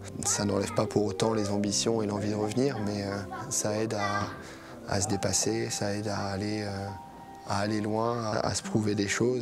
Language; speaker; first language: French; native; French